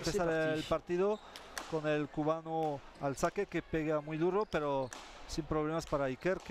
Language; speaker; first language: Spanish; non-native, fluent; French